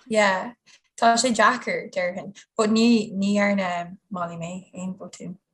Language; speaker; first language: Irish; non-native, local second language; English